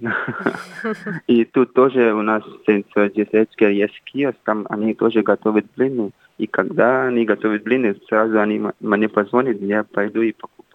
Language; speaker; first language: Russian; non-native, fluent; Hindi